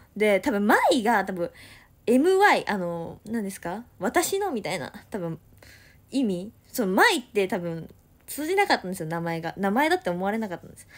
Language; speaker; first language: Japanese; native; Japanese